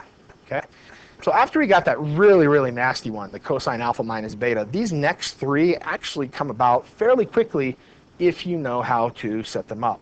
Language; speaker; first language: English; native; English